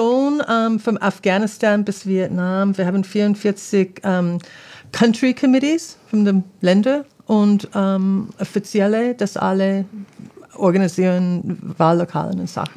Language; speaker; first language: German; non-native, fluent; English